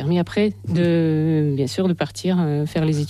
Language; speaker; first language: French; non-native, fluent; Russian